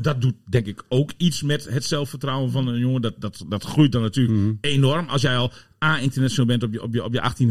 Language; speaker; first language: Dutch; native; Dutch